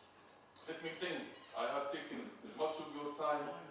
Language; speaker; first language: English; non-native, fluent; Arabic